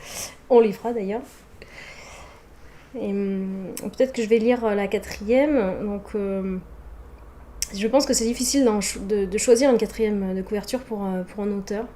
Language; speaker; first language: French; native; French